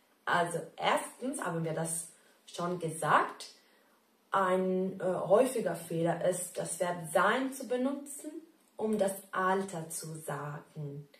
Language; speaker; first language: German; non-native, fluent; Italian